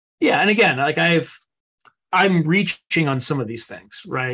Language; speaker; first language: English; native; English